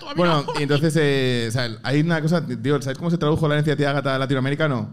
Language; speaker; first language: Spanish; native; Spanish